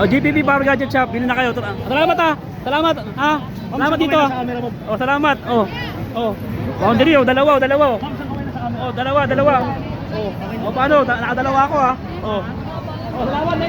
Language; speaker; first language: Filipino; native; Filipino